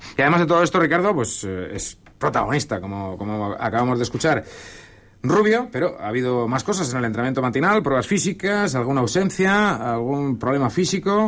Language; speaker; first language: Spanish; native; Spanish